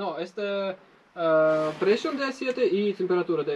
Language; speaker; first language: Spanish; non-native, learner; Russian